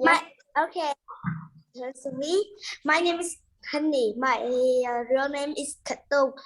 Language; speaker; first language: English; non-native, learner; Vietnamese